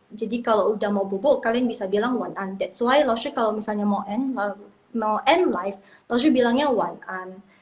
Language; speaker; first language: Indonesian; non-native, local second language; Min Nan Chinese